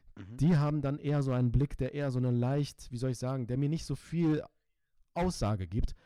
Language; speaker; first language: German; early bilingual, other home language; Turkish